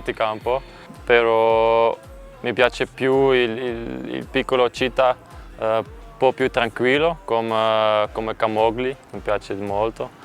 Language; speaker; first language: Italian; non-native, learner; Dutch